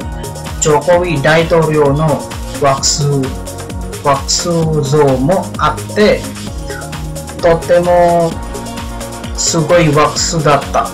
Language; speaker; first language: Japanese; non-native, learner; Indonesian